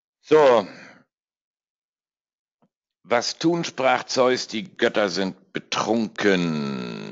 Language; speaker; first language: German; native; German